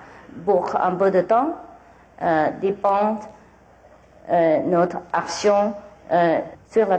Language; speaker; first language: French; non-native, learner; Vietnamese